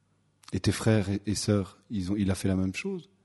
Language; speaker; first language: French; native; French